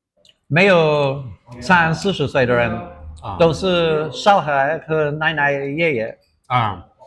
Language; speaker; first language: Chinese; non-native, fluent; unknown